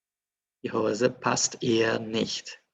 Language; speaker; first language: German; non-native, fluent; Indonesian